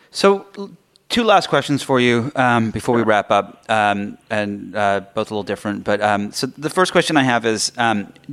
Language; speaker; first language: English; native; English